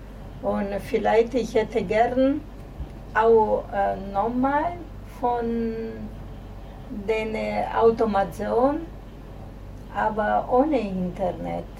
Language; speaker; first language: German; non-native, learner; Italian